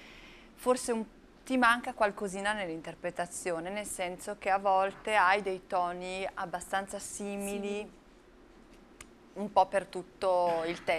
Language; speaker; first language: Italian; native; Italian